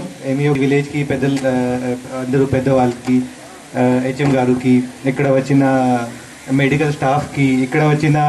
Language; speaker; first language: Telugu; non-native, learner; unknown